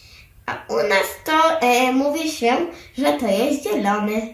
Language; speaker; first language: Ukrainian; non-native, learner; Polish